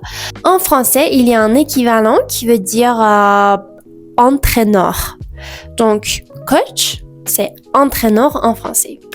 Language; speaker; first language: French; non-native, fluent; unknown